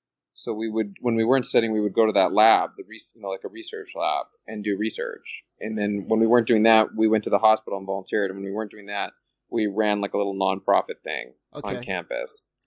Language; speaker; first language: English; native; English